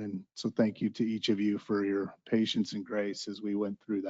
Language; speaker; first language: English; native; English